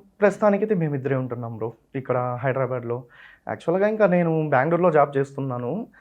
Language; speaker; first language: Telugu; non-native, local second language; Tamil